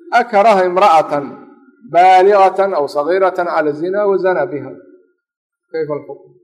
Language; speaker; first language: Arabic; non-native, local second language; Somali